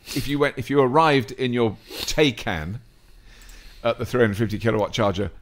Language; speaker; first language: English; native; English